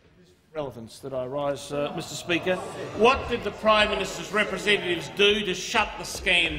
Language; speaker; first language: English; native; English